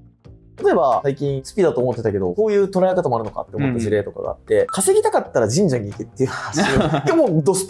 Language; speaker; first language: Japanese; native; Japanese